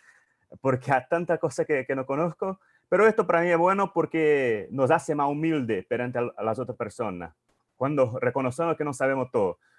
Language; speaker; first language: Spanish; non-native, fluent; Portuguese